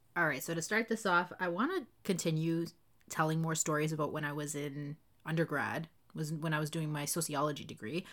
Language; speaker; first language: English; early bilingual, other home language; Spanish